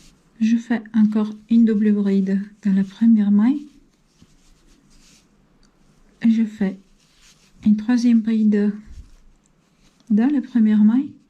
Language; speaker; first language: French; non-native, fluent; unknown